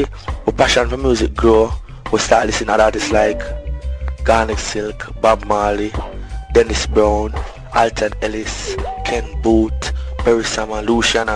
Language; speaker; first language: English; non-native, local second language; Jamaican Creole English